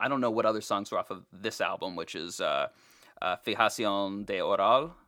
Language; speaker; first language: English; native; English